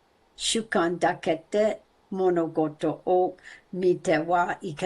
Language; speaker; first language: Japanese; non-native, learner; English